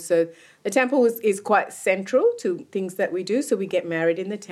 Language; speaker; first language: English; non-native, local second language; Tamil